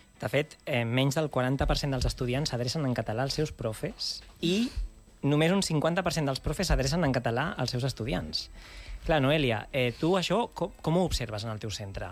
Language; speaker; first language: Catalan; native; Catalan